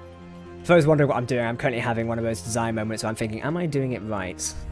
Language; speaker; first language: English; native; English